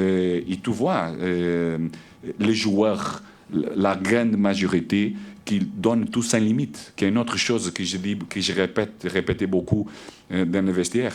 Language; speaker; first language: French; non-native, learner; Portuguese